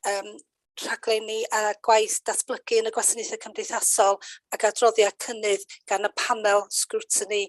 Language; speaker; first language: Welsh; native; Welsh